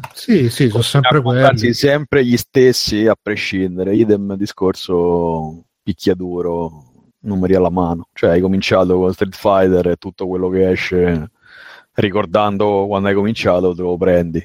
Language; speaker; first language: Italian; native; Italian